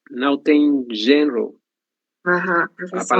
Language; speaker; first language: Portuguese; non-native, learner; Spanish